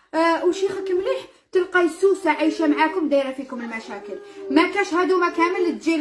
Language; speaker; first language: Arabic; native; Arabic